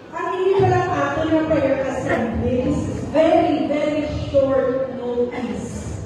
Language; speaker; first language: Filipino; non-native, local second language; Hiligaynon